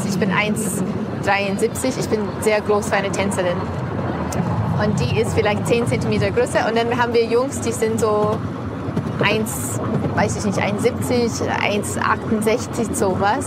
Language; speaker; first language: German; non-native, fluent; English